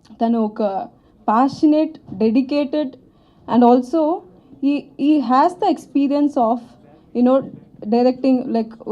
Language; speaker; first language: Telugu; non-native, learner; Tamil